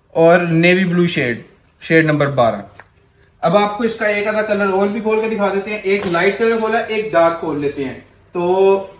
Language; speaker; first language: Urdu; non-native, local second language; Punjabi